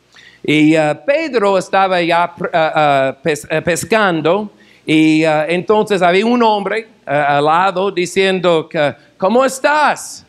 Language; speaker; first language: Spanish; non-native, fluent; English